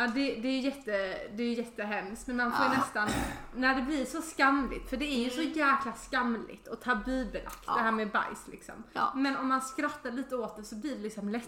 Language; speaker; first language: Swedish; native; Swedish